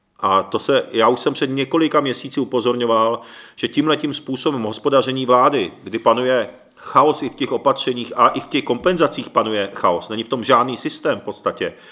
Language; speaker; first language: Czech; early bilingual, other home language; Japanese